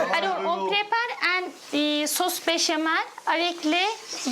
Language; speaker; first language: French; non-native, fluent; Turkish